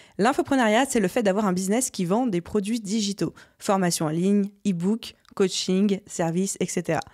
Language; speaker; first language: French; native; French